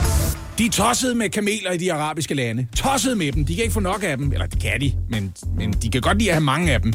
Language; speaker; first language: Danish; native; Danish